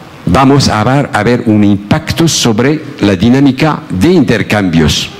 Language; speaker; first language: Spanish; non-native, fluent; Arabic